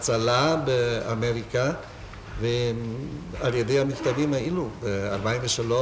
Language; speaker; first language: Hebrew; non-native, fluent; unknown